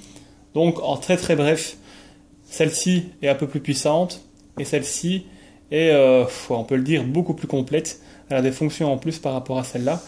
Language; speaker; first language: French; native; French